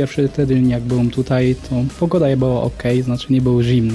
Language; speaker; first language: Polish; non-native, fluent; Arabic